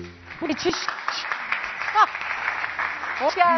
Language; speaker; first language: Turkish; native; Turkish